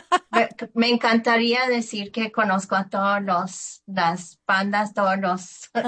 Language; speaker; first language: Spanish; early bilingual, heritage; Spanish